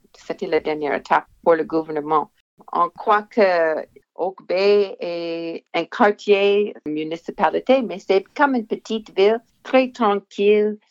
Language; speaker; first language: French; non-native, local second language; English